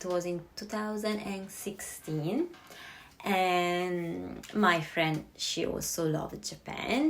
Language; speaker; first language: English; non-native, fluent; Italian